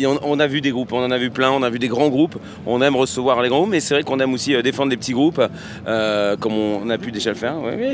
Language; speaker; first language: French; native; French